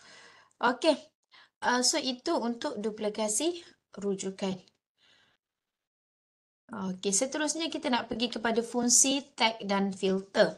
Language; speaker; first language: Malay; native; Malay